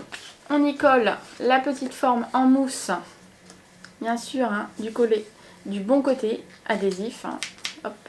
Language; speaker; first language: French; native; French